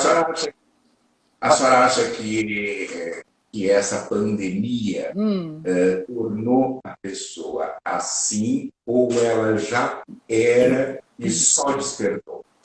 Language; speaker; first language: Portuguese; native; Portuguese